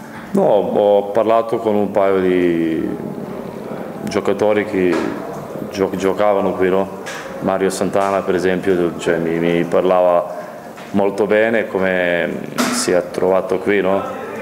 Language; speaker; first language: Italian; non-native, fluent; Serbian